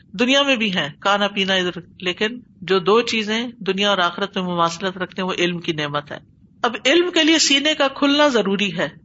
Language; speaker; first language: Urdu; native; Urdu